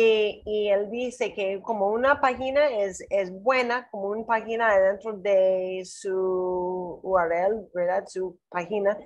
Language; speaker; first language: Spanish; non-native, learner; English